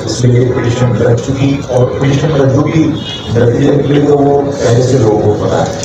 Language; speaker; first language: Urdu; native; Urdu